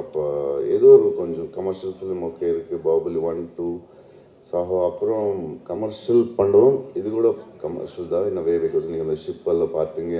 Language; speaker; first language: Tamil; non-native, learner; Telugu